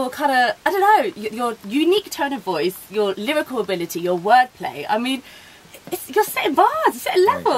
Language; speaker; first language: English; native; English